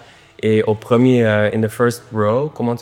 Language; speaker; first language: French; non-native, learner; Dutch